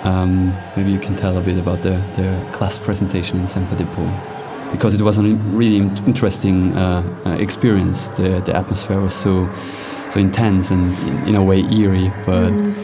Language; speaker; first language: English; non-native, fluent; German